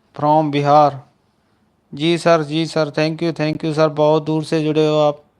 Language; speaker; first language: Hindi; non-native, local second language; Punjabi